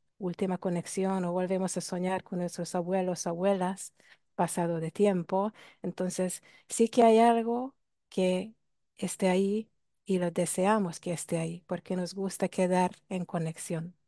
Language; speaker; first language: Spanish; non-native, fluent; Hungarian